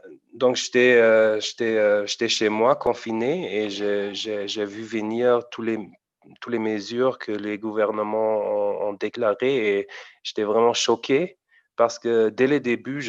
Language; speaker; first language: French; non-native, fluent; German